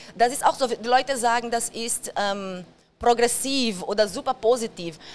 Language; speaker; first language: German; non-native, fluent; Portuguese